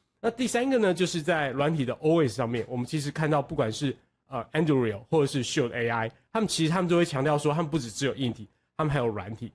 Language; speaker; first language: Chinese; native; Chinese